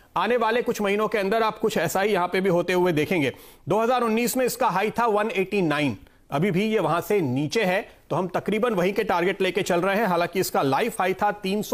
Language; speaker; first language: Hindi; native; Hindi